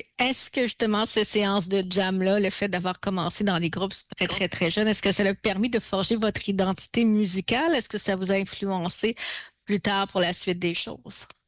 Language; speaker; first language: French; native; French